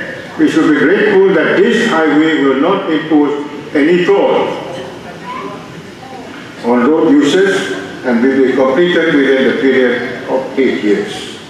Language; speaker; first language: English; non-native, local second language; Malay